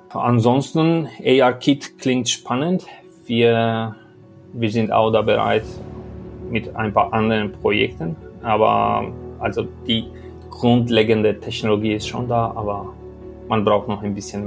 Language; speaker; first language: German; non-native, fluent; Albanian